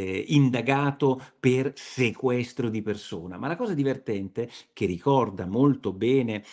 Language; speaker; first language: Italian; native; Italian